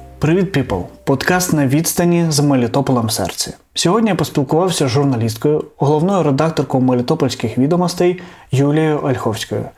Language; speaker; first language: Ukrainian; non-native, local second language; Russian